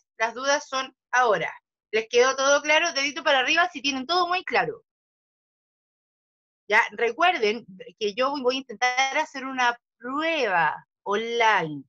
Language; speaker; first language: Spanish; native; Spanish